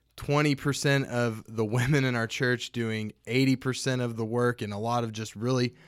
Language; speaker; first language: English; native; English